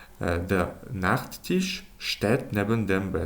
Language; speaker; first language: German; non-native, fluent; Ukrainian